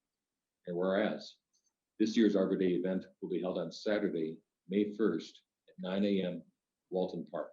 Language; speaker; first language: English; native; English